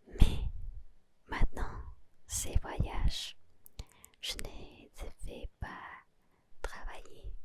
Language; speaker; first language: French; non-native, learner; Spanish